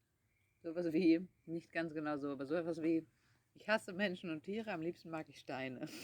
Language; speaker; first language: German; non-native, fluent; Dutch